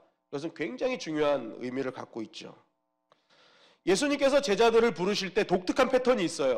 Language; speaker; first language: Korean; native; Korean